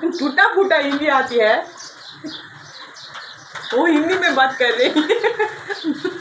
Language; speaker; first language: Hindi; non-native, local second language; Bangla